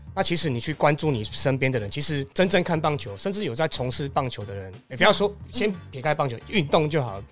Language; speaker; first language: Chinese; non-native, local second language; Min Nan Chinese